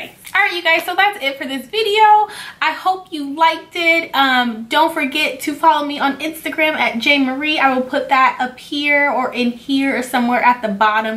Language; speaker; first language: English; native; English